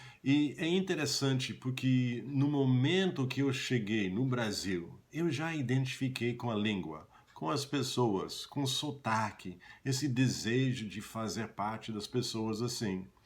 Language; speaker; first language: Portuguese; non-native, fluent; English